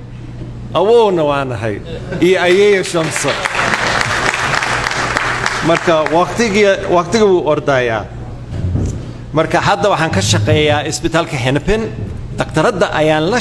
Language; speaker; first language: Somali; non-native, fluent; English